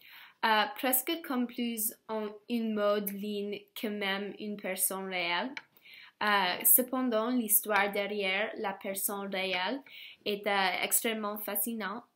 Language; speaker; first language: French; non-native, learner; English